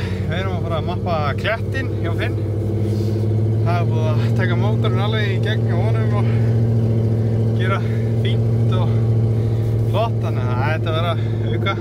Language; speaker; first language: Icelandic; native; Icelandic